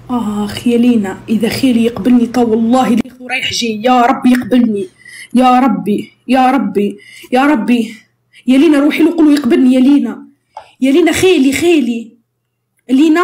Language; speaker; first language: Arabic; native; Arabic